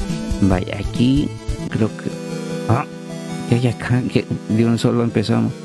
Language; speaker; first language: Spanish; native; Spanish